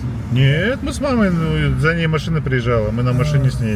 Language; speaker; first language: Russian; native; Russian